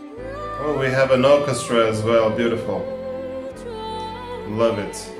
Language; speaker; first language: English; non-native, fluent; Portuguese